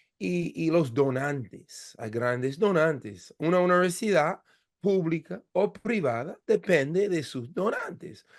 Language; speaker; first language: Spanish; non-native, fluent; English